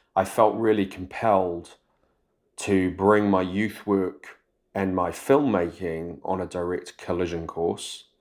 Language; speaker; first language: English; native; English